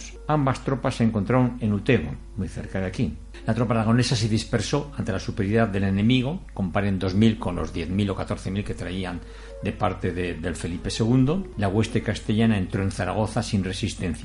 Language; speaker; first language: Spanish; native; Spanish